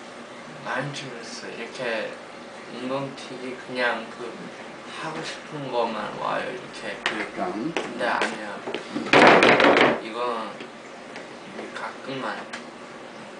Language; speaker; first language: Korean; early bilingual, heritage; Korean